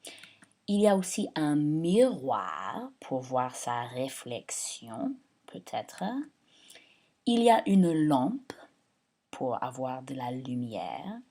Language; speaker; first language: French; non-native, fluent; English